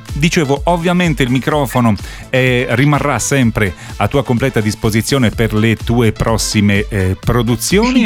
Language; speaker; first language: Italian; native; Italian